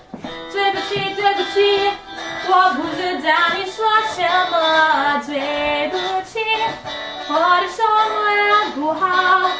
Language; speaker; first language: Chinese; non-native, learner; English